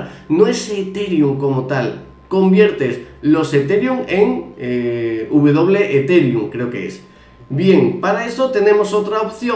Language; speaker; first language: Spanish; native; Spanish